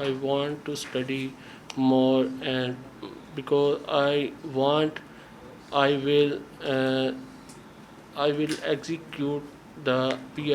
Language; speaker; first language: English; non-native, learner; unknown